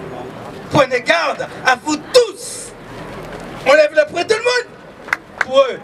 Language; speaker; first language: French; native; French